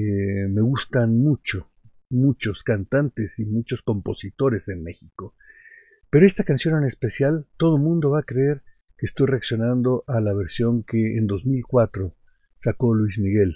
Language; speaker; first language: Spanish; native; Spanish